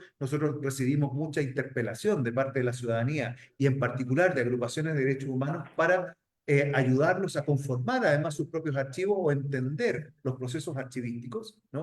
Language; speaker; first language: Spanish; native; Spanish